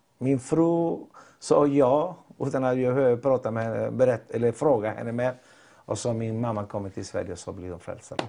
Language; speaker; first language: Swedish; non-native, fluent; Spanish